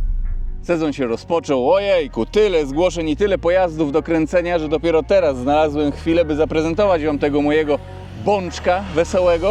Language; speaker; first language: Polish; native; Polish